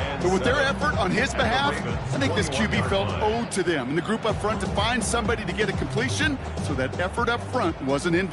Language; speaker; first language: English; native; English